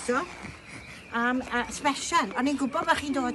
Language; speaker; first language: Welsh; native; Welsh